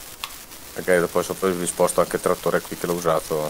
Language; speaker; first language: Italian; native; Italian